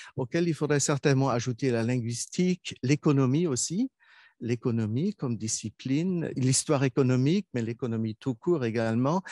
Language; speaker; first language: French; non-native, fluent; German